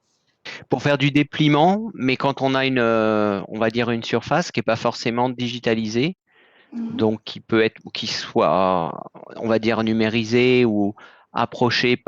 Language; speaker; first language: French; native; French